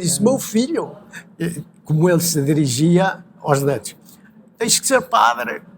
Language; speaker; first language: Portuguese; native; Portuguese